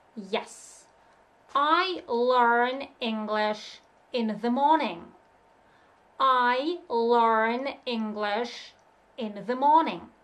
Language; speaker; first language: English; non-native, fluent; Russian